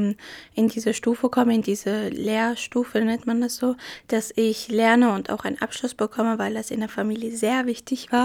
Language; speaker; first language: German; early bilingual, other home language; Arabic